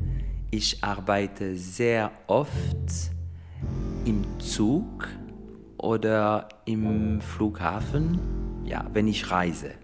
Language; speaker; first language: German; non-native, fluent; French